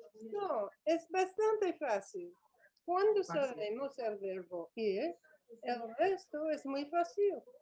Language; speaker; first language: Spanish; non-native, learner; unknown